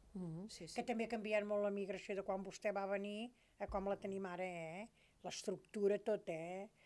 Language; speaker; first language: Catalan; native; Catalan